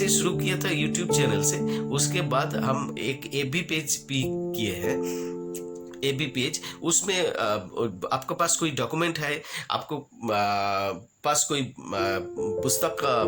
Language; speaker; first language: Hindi; non-native, local second language; Bangla